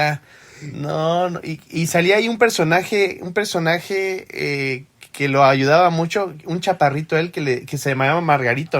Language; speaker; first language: Spanish; native; Spanish